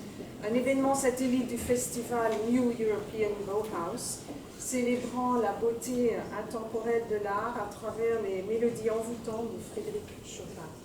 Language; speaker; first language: French; native; French